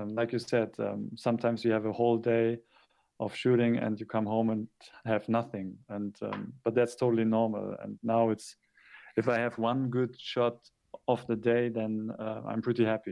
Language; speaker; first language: English; non-native, fluent; German